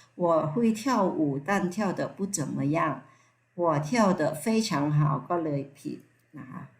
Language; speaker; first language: Chinese; non-native, fluent; Thai